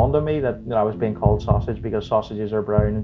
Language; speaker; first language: English; native; English